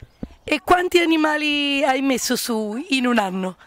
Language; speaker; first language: Italian; native; Italian